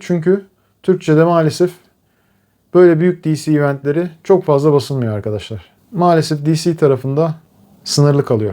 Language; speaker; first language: Turkish; native; Turkish